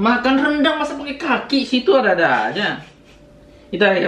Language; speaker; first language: Indonesian; native; Indonesian